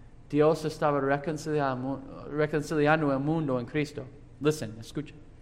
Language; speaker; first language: Spanish; non-native, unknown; English